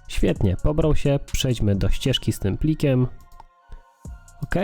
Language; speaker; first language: Polish; native; Polish